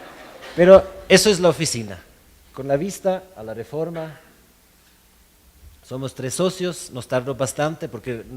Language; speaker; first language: Spanish; non-native, fluent; German